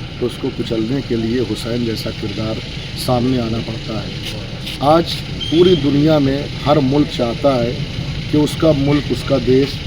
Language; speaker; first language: Urdu; native; Urdu